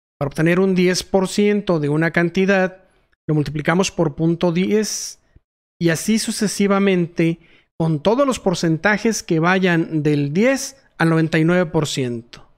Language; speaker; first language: Spanish; native; Spanish